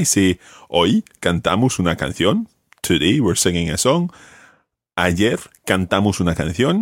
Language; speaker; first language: Spanish; non-native, fluent; English